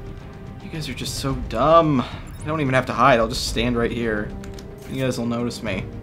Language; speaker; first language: English; native; English